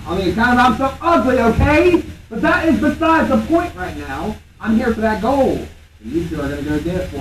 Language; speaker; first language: English; native; English